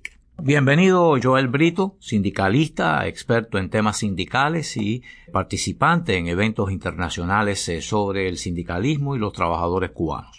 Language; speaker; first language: Spanish; native; Spanish